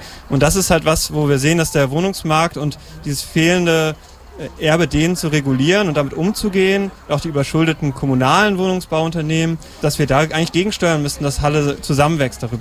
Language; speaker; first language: German; native; German